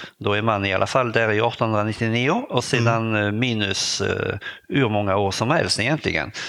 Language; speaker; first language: Swedish; non-native, fluent; French